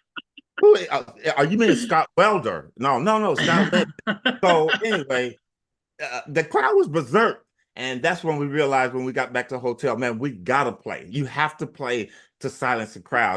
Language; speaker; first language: English; native; English